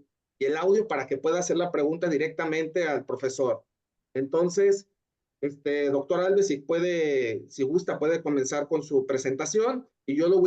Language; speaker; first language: Spanish; native; Spanish